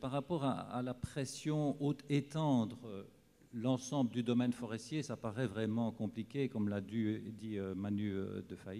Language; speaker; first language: French; native; French